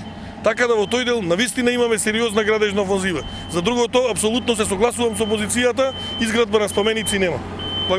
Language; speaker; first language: Macedonian; native; Macedonian